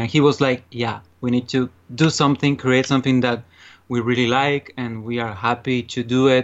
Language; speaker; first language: English; non-native, fluent; Spanish